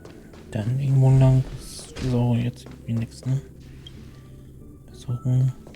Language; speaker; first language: German; native; German